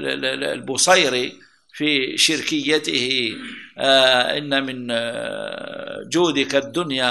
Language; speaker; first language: Arabic; native; Arabic